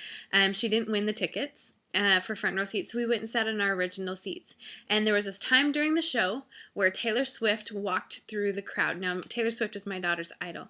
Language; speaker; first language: English; native; English